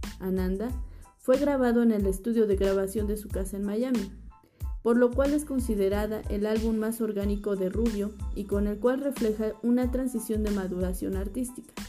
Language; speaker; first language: Spanish; native; Spanish